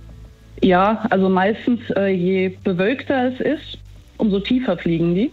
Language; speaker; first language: German; native; German